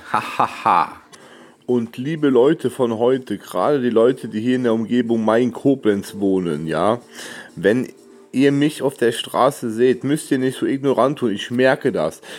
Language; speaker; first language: German; native; German